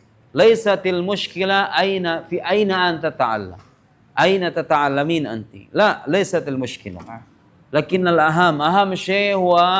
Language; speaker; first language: Arabic; non-native, fluent; Indonesian